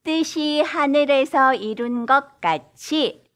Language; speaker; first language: Korean; native; Korean